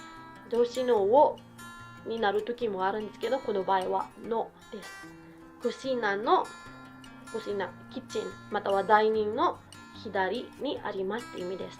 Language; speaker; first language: Japanese; non-native, fluent; Cebuano